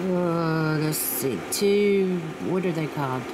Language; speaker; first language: English; native; English